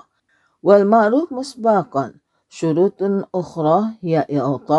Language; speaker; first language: Arabic; non-native, fluent; Indonesian